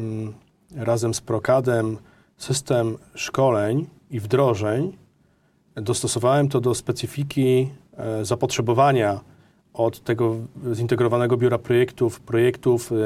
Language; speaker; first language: Polish; native; Polish